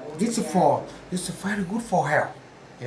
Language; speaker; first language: English; non-native, learner; Vietnamese